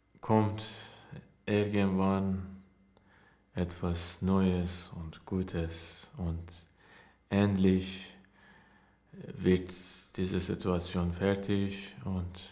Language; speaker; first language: German; non-native, learner; Persian